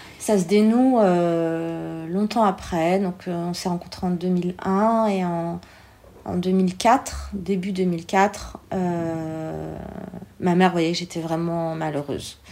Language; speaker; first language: French; early bilingual, other home language; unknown